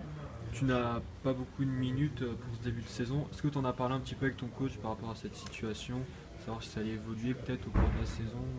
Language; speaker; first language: French; native; French